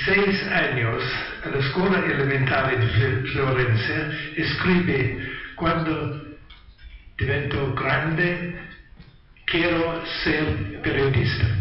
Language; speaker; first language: Spanish; non-native, learner; Italian